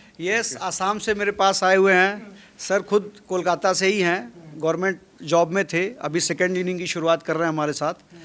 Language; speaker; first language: Hindi; native; Hindi